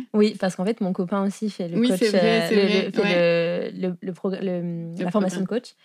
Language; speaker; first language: French; native; French